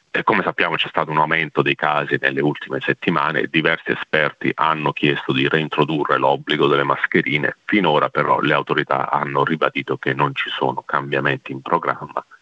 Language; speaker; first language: Italian; early bilingual, heritage; Italian